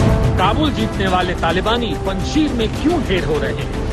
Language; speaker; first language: Hindi; native; Hindi